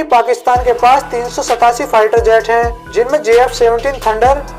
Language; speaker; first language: Hindi; native; Hindi